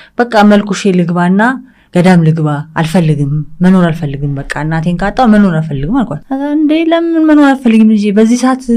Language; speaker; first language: Amharic; early bilingual, other home language; English